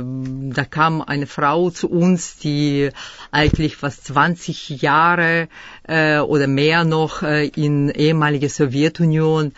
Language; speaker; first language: German; early bilingual, other home language; Russian